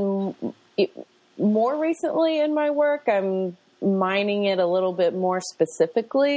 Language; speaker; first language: English; native; English